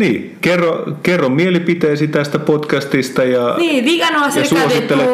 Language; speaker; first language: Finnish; non-native, fluent; Spanish